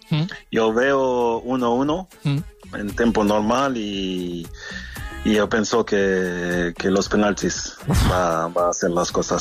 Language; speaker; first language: Spanish; non-native, fluent; French